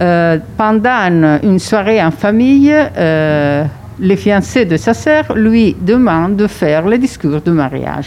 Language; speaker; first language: French; non-native, fluent; Italian